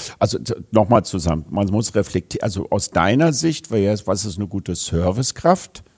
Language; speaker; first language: German; native; German